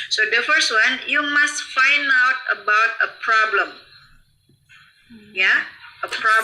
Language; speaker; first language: English; non-native, fluent; Indonesian